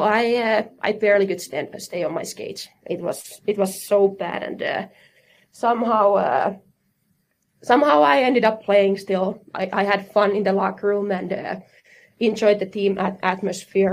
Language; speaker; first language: English; non-native, fluent; Finnish